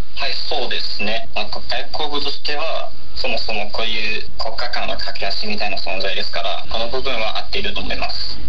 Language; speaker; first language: Japanese; non-native, fluent; Chinese